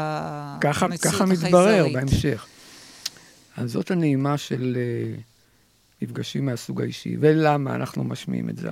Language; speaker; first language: Hebrew; native; Hebrew